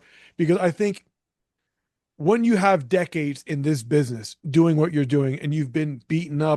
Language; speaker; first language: English; native; English